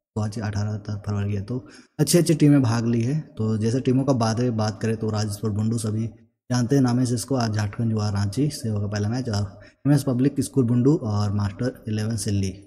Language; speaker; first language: Hindi; native; Hindi